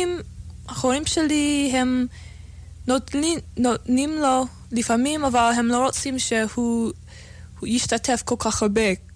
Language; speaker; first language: Hebrew; non-native, learner; English